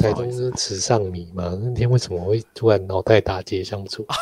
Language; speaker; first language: Chinese; native; Chinese